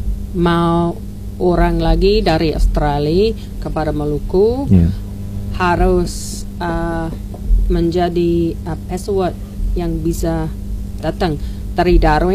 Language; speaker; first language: Indonesian; non-native, learner; English